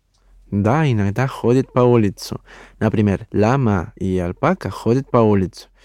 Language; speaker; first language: Russian; non-native, learner; Spanish